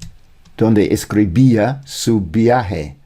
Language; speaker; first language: Spanish; non-native, learner; English